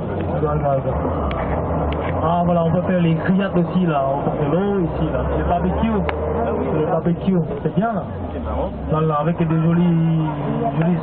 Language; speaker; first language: French; non-native, fluent; Cantonese